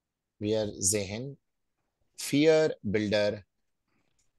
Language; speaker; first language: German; non-native, fluent; Hindi